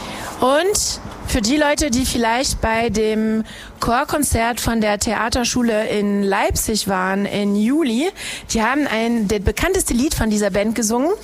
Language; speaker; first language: German; non-native, fluent; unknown